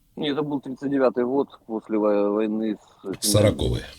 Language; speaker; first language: Russian; native; Russian